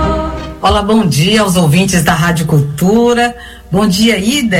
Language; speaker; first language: Portuguese; native; Portuguese